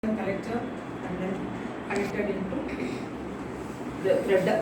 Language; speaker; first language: English; non-native, local second language; Tamil